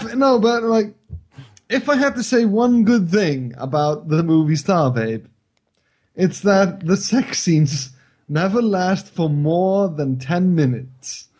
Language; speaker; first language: English; non-native, fluent; Icelandic